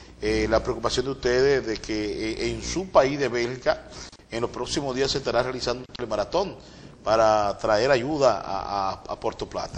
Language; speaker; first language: Spanish; native; Spanish